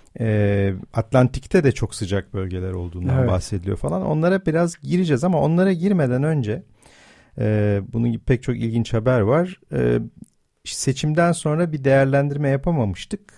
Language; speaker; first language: Turkish; native; Turkish